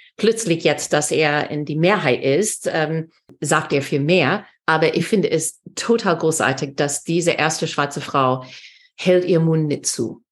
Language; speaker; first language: German; non-native, fluent; English